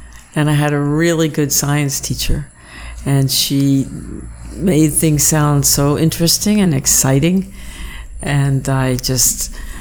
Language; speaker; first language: English; native; English